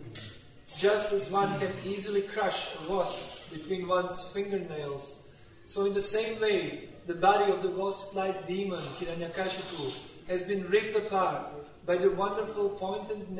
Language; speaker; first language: English; non-native, local second language; Tamil